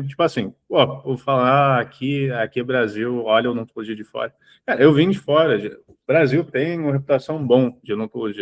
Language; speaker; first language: Portuguese; early bilingual, heritage; English